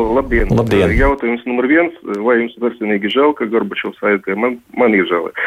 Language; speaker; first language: Latvian; non-native, local second language; Russian